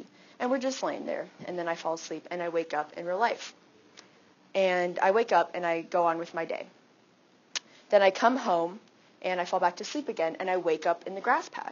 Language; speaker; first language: English; native; English